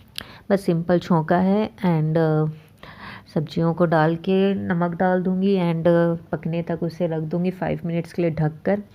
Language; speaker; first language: Hindi; native; Hindi